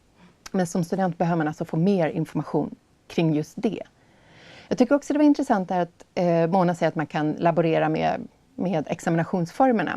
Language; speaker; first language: Swedish; native; Swedish